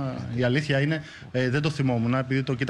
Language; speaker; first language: Greek; native; Greek